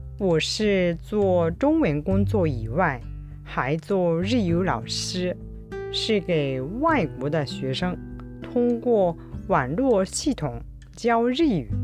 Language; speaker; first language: Chinese; non-native, fluent; Japanese